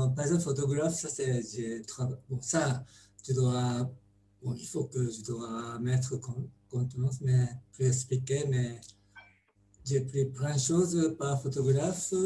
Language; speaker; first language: French; non-native, learner; Japanese